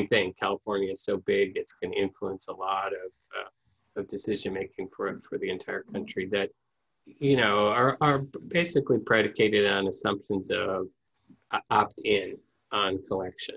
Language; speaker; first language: English; native; English